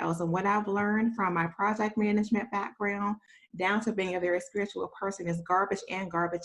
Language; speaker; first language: English; native; English